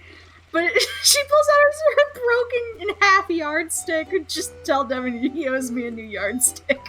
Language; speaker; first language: English; native; English